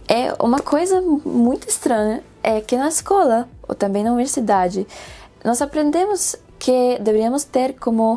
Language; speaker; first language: Portuguese; non-native, fluent; Spanish